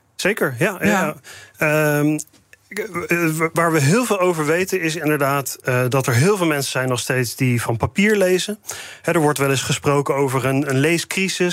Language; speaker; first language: Dutch; native; Dutch